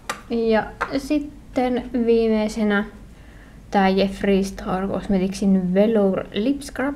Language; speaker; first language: Finnish; native; Finnish